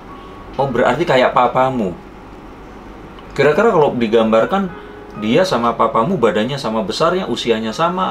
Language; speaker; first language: Indonesian; native; Indonesian